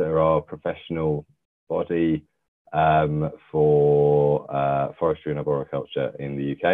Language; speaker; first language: English; native; English